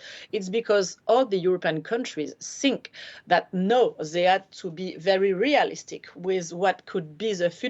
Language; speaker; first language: English; non-native, fluent; French